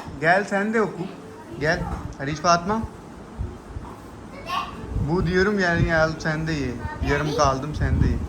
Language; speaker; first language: Turkish; non-native, learner; Urdu